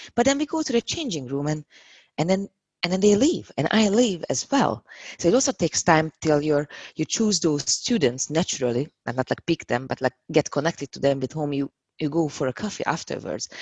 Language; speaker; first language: English; non-native, fluent; Hungarian